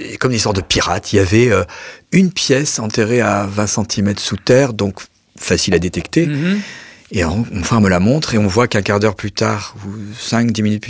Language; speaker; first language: French; native; French